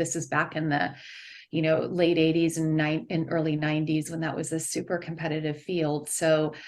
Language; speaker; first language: English; native; English